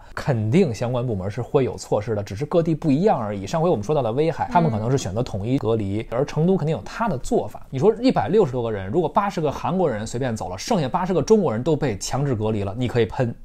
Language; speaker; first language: Chinese; native; Chinese